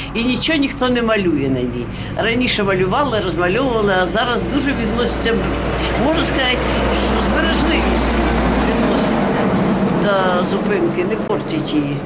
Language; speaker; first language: Ukrainian; non-native, local second language; Russian